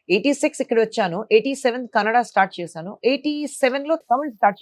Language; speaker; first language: Telugu; non-native, local second language; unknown